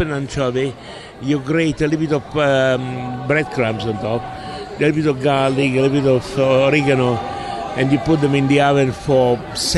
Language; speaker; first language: English; non-native, fluent; Italian